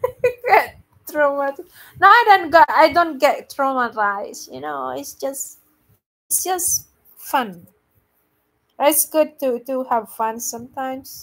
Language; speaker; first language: English; non-native, local second language; Filipino